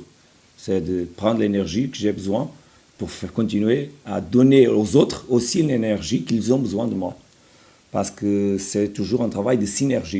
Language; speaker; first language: French; non-native, fluent; Portuguese